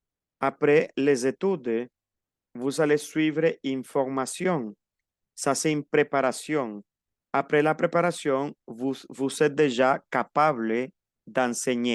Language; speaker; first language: French; non-native, fluent; Spanish